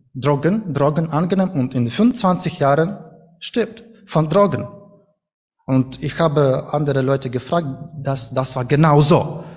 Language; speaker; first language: German; non-native, learner; Ukrainian